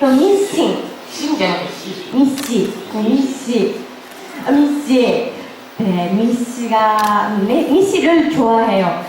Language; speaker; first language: Korean; non-native, learner; Japanese